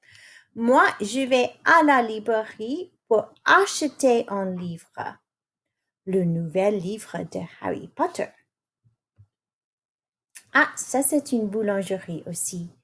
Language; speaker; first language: French; non-native, fluent; English